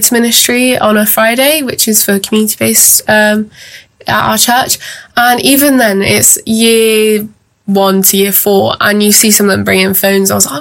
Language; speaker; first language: English; native; English